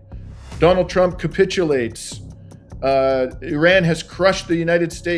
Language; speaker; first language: English; native; English